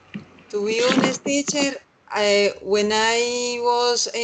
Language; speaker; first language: English; non-native, learner; Spanish